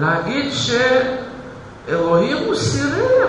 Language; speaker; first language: Hebrew; non-native, fluent; Russian